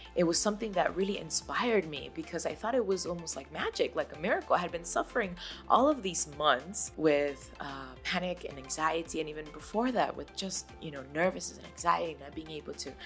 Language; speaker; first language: English; native; English